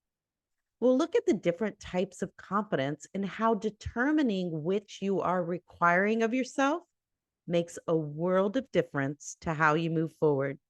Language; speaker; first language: English; native; English